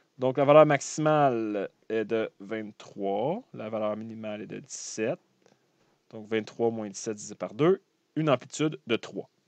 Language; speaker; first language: French; native; French